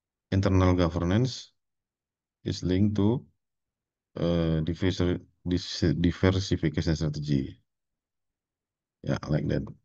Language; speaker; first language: English; non-native, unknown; Indonesian